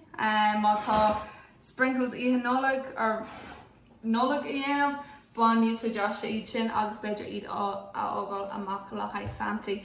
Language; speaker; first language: Irish; non-native, local second language; English